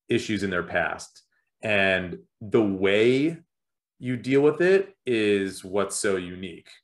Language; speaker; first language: English; native; English